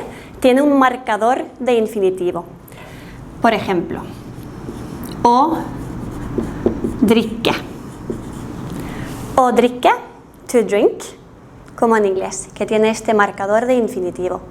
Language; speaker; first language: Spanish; non-native, fluent; Norwegian